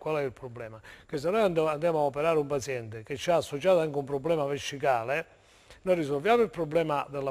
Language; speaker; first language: Italian; native; Italian